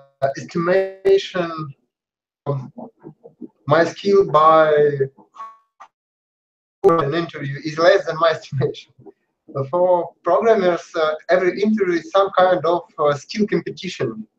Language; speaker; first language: English; non-native, learner; Russian